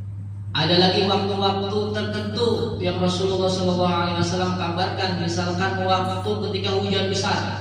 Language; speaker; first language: Indonesian; native; Indonesian